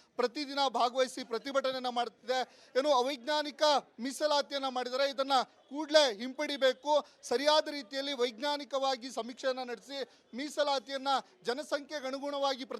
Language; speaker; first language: Kannada; native; Kannada